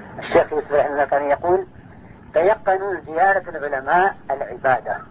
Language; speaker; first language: Arabic; non-native, fluent; Urdu